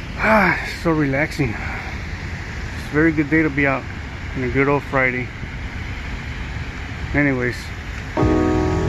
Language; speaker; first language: English; native; English